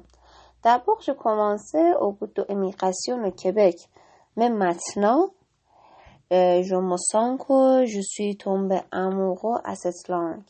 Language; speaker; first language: French; non-native, learner; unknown